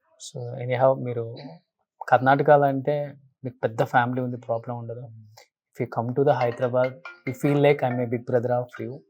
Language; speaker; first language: Telugu; native; Telugu